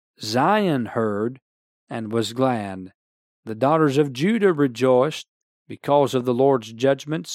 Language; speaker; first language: English; native; English